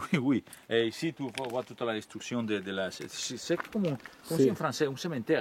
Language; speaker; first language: French; non-native, learner; Spanish